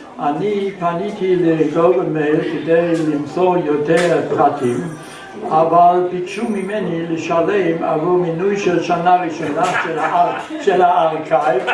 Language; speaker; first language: Hebrew; non-native, fluent; German